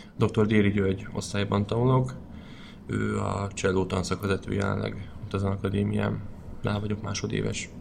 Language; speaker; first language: Hungarian; native; Hungarian